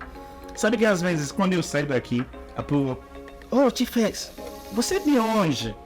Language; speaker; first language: Portuguese; non-native, learner; Igbo